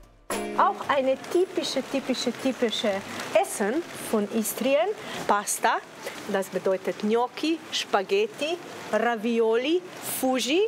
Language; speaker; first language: German; non-native, fluent; Slovenian